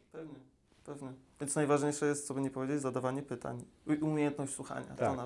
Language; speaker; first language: Polish; native; Polish